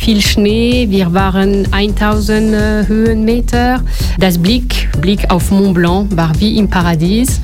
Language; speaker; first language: German; non-native, learner; French